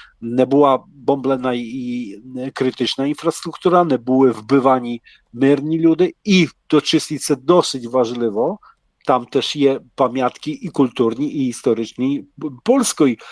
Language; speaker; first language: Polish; non-native, learner; Ukrainian